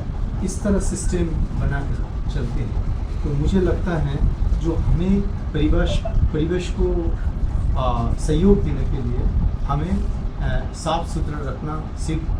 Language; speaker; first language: Hindi; non-native, local second language; Bangla